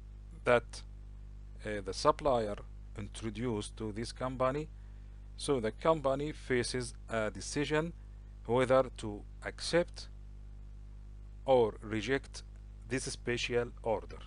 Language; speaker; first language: English; non-native, local second language; Arabic